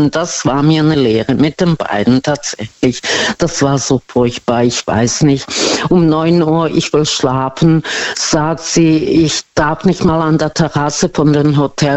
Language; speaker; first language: German; non-native, fluent; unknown